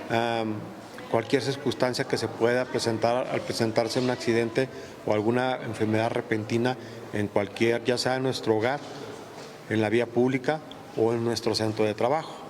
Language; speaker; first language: Spanish; native; Spanish